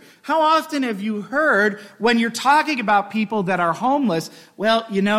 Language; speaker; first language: English; native; English